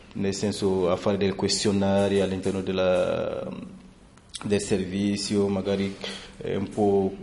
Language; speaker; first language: Italian; non-native, fluent; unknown